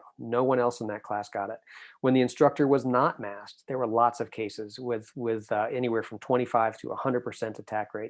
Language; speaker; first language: English; native; English